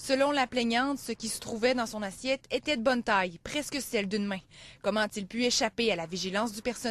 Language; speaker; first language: French; native; French